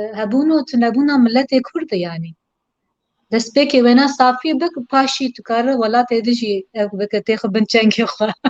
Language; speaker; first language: Kurdish; non-native, local second language; Turkish